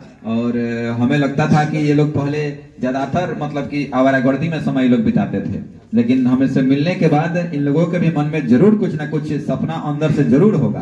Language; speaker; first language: Hindi; native; Hindi